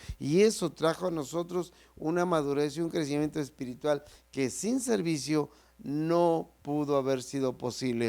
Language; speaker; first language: Spanish; native; Spanish